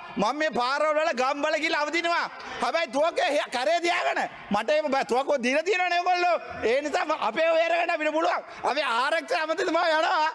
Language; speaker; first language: Sinhala; non-native, local second language; Tamil